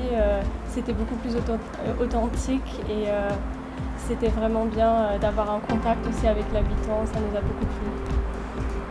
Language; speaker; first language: French; non-native, local second language; Luxembourgish